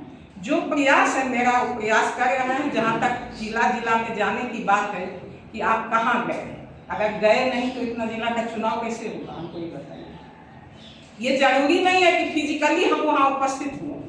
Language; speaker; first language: Hindi; native; Hindi